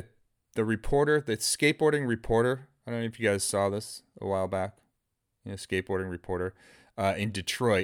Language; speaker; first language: English; native; English